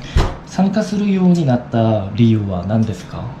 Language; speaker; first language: Japanese; non-native, learner; Korean